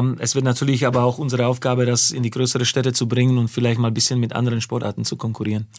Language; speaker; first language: German; non-native, fluent; Slovak